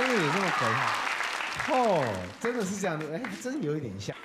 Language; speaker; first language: Chinese; native; Chinese